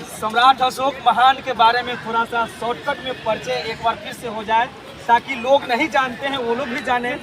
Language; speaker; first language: Hindi; native; Hindi